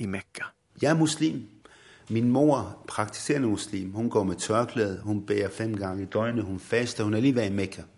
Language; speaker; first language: Swedish; non-native, fluent; Arabic